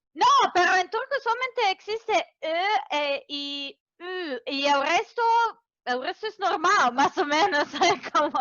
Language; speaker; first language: Spanish; non-native, fluent; Serbian